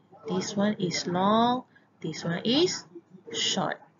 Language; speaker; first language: English; non-native, local second language; Malay